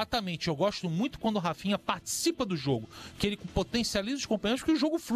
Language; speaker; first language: Portuguese; native; Portuguese